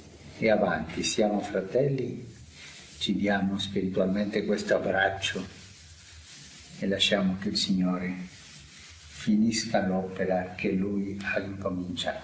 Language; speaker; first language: Italian; non-native, fluent; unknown